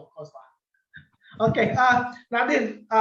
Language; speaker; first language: English; non-native, learner; Indonesian